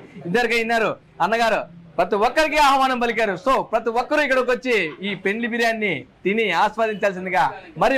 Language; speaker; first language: Telugu; native; Telugu